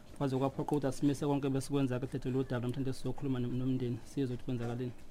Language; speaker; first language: Zulu; native; Zulu